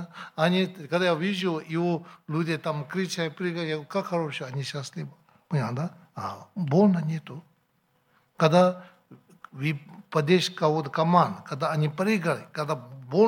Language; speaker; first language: Russian; non-native, learner; Tibetan